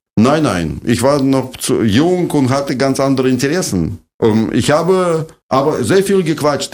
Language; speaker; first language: German; non-native, fluent; Russian